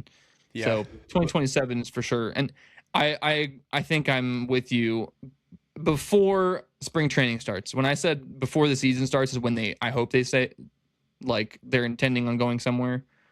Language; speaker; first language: English; native; English